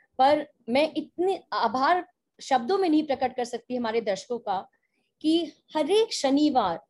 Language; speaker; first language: Hindi; native; Hindi